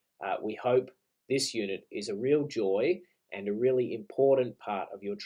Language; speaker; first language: English; native; English